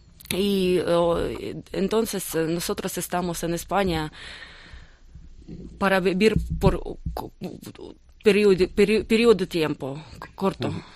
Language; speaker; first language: Spanish; non-native, learner; Russian